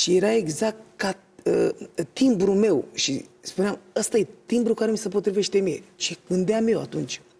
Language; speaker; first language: Romanian; native; Romanian